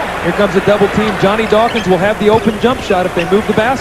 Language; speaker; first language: English; native; English